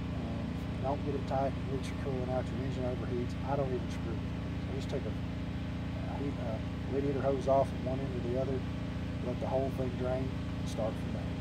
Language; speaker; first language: English; native; English